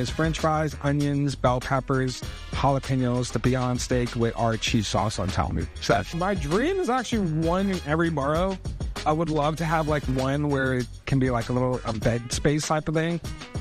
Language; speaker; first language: English; native; English